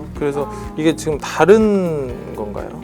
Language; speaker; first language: Korean; native; Korean